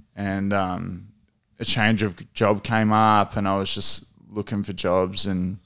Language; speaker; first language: English; native; English